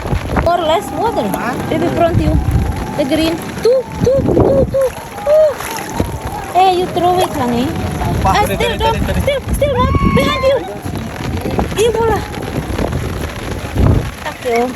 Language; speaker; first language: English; non-native, learner; Indonesian